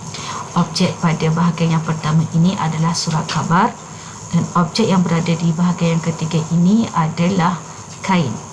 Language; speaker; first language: Malay; native; Malay